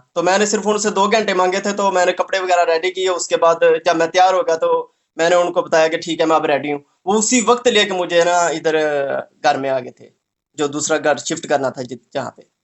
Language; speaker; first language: Urdu; non-native, local second language; Punjabi